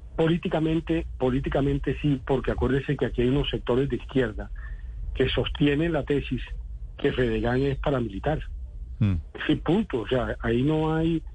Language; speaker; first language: Spanish; native; Spanish